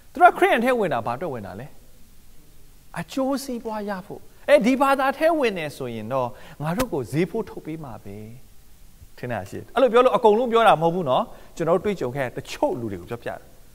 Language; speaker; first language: Burmese; non-native, local second language; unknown